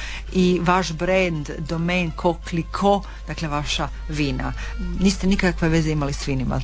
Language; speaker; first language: Serbian; native; Serbian